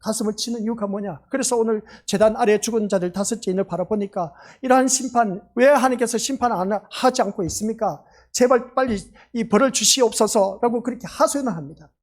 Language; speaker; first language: Korean; native; Korean